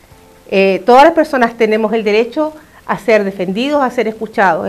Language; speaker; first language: Spanish; native; Spanish